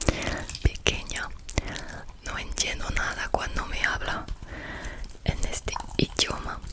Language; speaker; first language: Spanish; non-native, learner; French